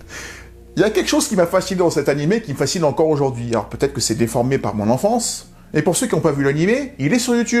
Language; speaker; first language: French; native; French